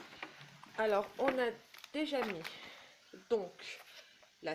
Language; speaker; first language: French; native; French